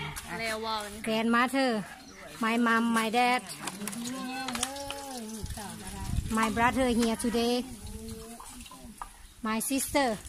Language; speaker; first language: English; non-native, learner; Thai